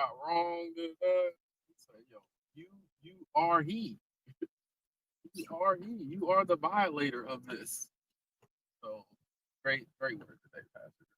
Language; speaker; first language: English; native; English